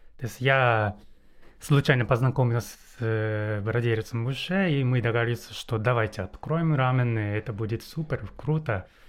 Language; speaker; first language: Russian; non-native, learner; Japanese